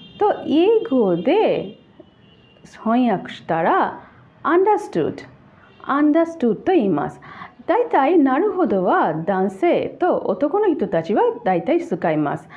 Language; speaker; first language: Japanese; non-native, learner; Bangla